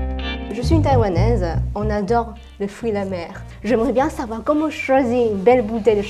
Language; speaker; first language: French; non-native, fluent; Chinese